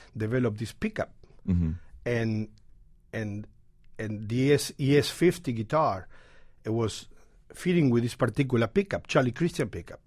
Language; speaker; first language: English; non-native, fluent; Spanish